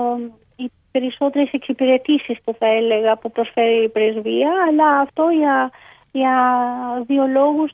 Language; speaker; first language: Greek; non-native, fluent; Albanian